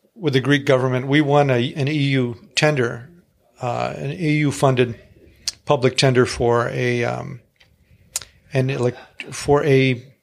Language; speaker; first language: English; early bilingual, other home language; Greek